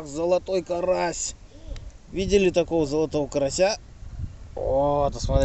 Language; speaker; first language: Russian; native; Russian